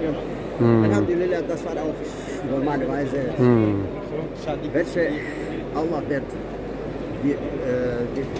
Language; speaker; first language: German; non-native, learner; Albanian